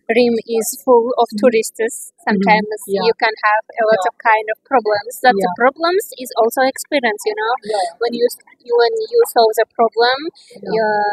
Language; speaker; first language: English; non-native, learner; Kazakh